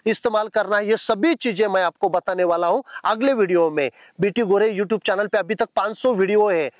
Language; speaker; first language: Hindi; non-native, local second language; Marathi